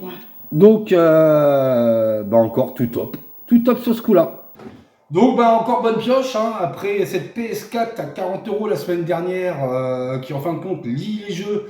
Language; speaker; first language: French; native; French